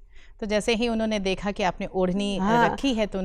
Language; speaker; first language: Hindi; native; Hindi